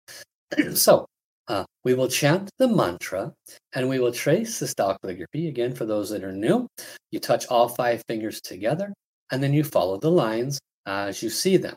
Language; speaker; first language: English; native; English